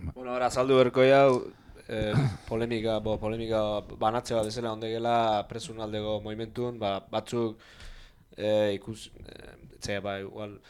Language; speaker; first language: Basque; native; Basque